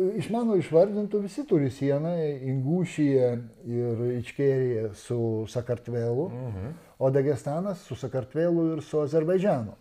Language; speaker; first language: Lithuanian; native; Lithuanian